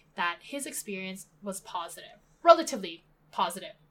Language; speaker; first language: English; native; English